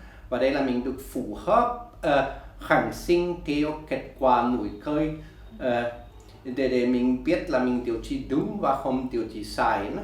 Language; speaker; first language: Vietnamese; non-native, learner; Swedish